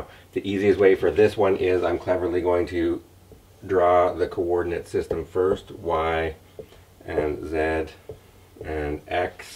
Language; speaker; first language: English; native; English